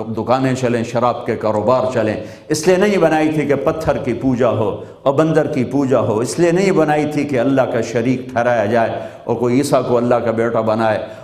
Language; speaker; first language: Urdu; non-native, local second language; Punjabi